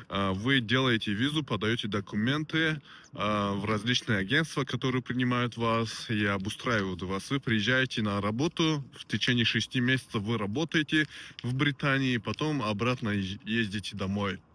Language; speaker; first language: Russian; non-native, local second language; Tajik